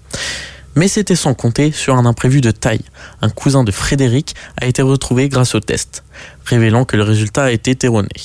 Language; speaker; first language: French; native; French